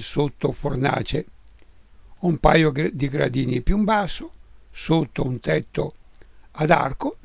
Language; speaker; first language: Italian; native; Italian